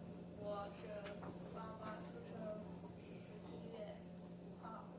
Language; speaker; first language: Chinese; early bilingual, heritage; English